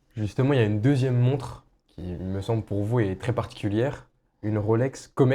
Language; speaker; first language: French; native; French